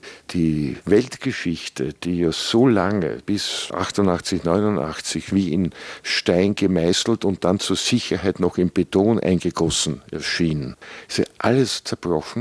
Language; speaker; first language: German; native; German